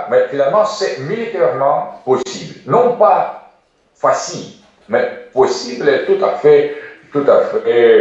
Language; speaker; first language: French; non-native, fluent; Russian